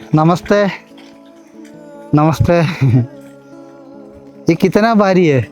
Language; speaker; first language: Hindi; non-native, local second language; Malayalam